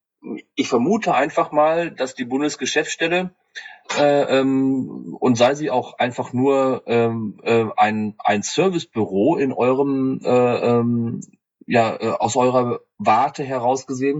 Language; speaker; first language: German; native; German